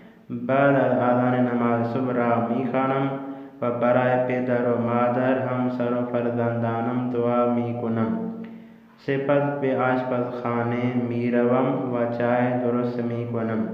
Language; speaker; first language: Persian; non-native, fluent; Urdu